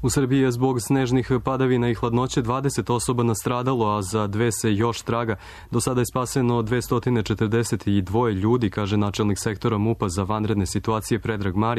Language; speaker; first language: Croatian; native; Croatian